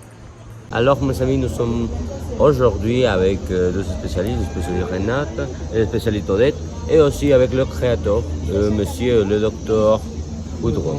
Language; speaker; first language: French; non-native, learner; Spanish